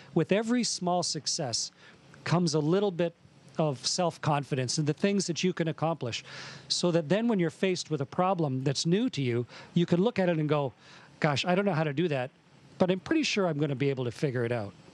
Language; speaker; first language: English; native; English